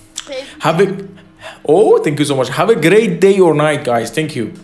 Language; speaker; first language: English; non-native, learner; Persian